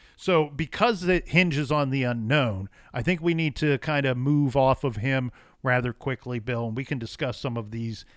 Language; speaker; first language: English; native; English